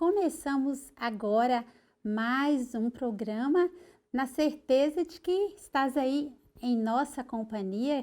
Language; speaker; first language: Portuguese; native; Portuguese